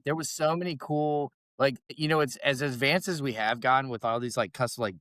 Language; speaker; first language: English; native; English